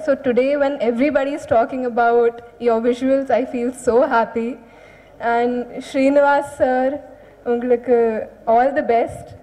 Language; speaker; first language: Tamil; non-native, learner; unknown